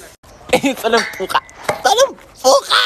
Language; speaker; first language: Spanish; native; Spanish